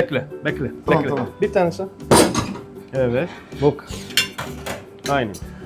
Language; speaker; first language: Turkish; non-native, learner; French